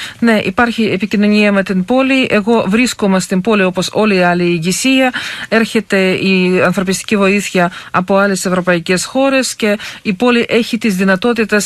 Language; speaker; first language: Greek; non-native, fluent; Ukrainian